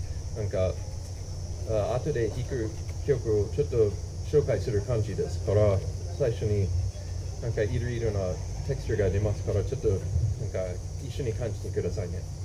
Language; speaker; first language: Japanese; non-native, fluent; English